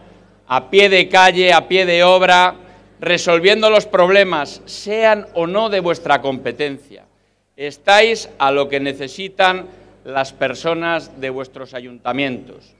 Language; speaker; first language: Spanish; native; Spanish